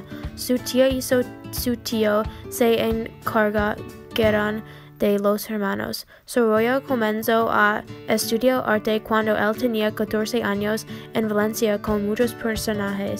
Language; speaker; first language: Spanish; non-native, learner; English